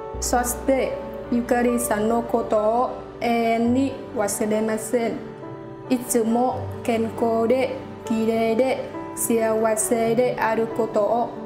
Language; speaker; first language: Japanese; non-native, learner; Vietnamese